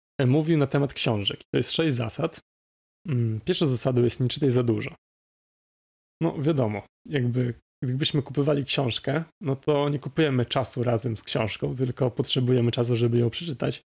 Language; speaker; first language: Polish; native; Polish